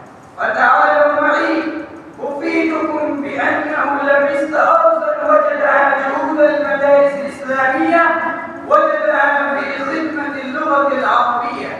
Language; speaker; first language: Arabic; non-native, learner; Urdu